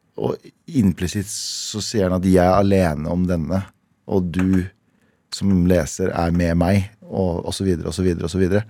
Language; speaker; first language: Norwegian; early bilingual, other home language; Kurdish